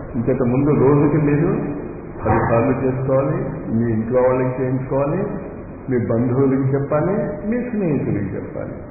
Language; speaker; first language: Telugu; native; Telugu